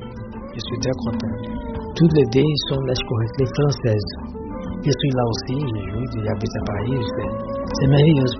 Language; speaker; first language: French; non-native, learner; Portuguese